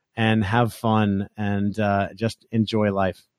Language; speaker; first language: English; native; English